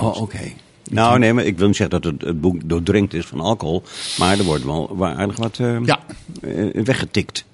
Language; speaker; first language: Dutch; native; Dutch